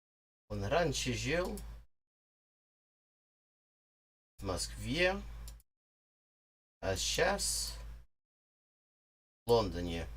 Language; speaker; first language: Russian; non-native, learner; English